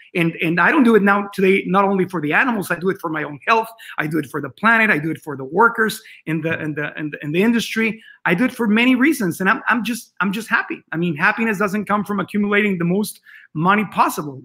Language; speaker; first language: English; non-native, fluent; Spanish